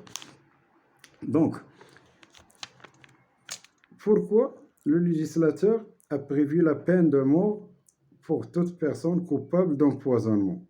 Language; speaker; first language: French; non-native, local second language; Arabic